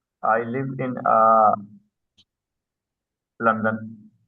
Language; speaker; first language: English; non-native, learner; Urdu